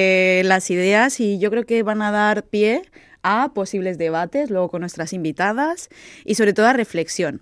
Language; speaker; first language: Spanish; native; Spanish